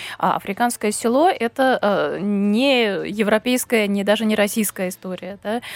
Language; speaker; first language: Russian; native; Russian